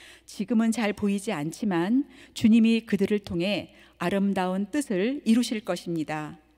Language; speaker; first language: Korean; native; Korean